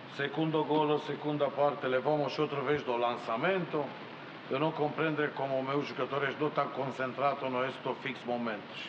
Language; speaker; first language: Portuguese; non-native, fluent; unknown